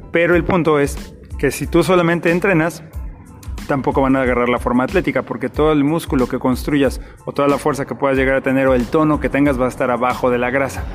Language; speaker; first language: Spanish; native; Spanish